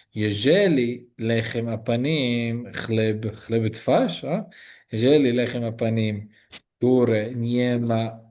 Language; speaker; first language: Polish; non-native, learner; Hebrew